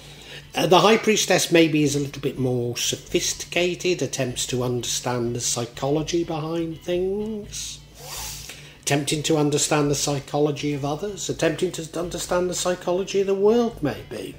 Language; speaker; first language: English; native; English